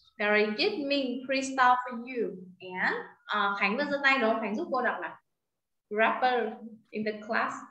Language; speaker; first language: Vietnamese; native; Vietnamese